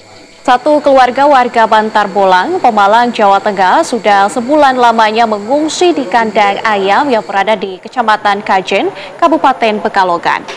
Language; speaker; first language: Indonesian; native; Indonesian